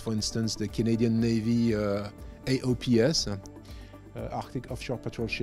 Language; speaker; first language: English; non-native, fluent; French